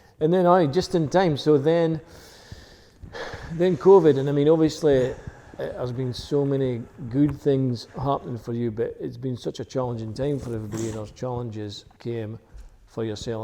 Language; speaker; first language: English; native; English